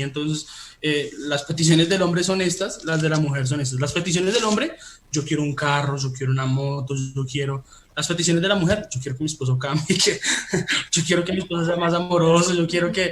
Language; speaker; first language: Spanish; native; Spanish